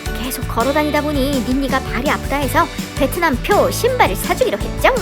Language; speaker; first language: Korean; native; Korean